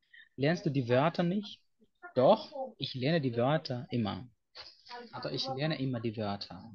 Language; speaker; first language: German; non-native, fluent; Indonesian